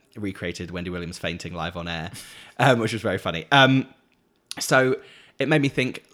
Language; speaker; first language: English; native; English